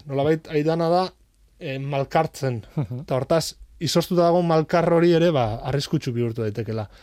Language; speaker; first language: Basque; native; Basque